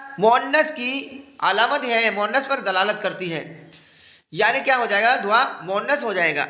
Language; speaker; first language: Urdu; native; Urdu